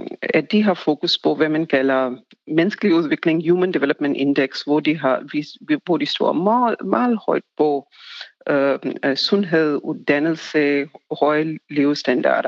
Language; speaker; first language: Danish; non-native, fluent; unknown